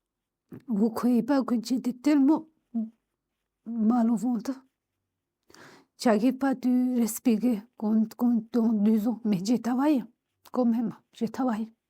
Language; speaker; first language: French; non-native, learner; Tibetan